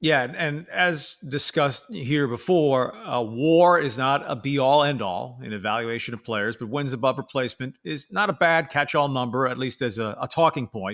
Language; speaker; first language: English; native; English